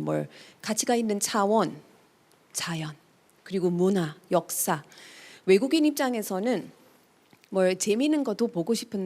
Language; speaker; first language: Korean; non-native, fluent; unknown